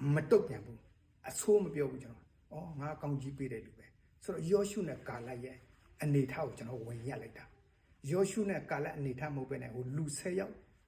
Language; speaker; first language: Burmese; non-native, local second language; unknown